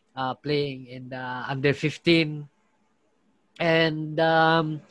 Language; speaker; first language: English; non-native, local second language; Filipino